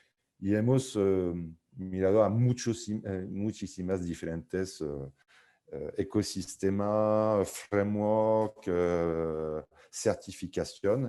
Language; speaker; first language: Spanish; non-native, fluent; French